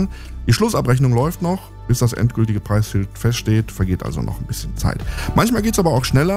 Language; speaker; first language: German; native; German